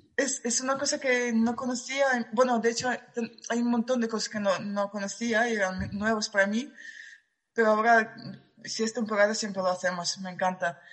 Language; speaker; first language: Spanish; non-native, fluent; Russian